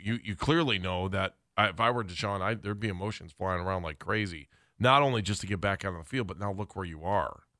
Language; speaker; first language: English; native; English